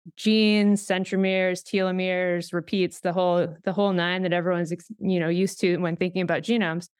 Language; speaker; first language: English; native; English